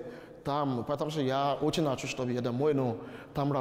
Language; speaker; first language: Russian; non-native, learner; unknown